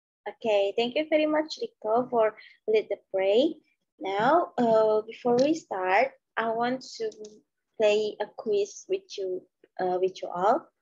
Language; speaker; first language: English; non-native, learner; Indonesian